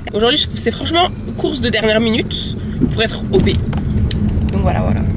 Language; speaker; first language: French; early bilingual, other home language; Bambara